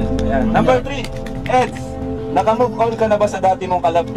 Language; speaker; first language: Filipino; native; Filipino